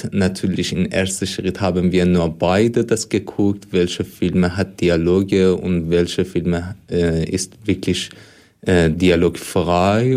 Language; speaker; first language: German; non-native, fluent; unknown